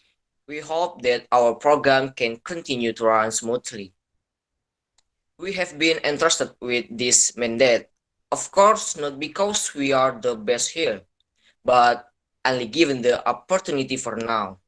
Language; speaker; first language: English; non-native, learner; Indonesian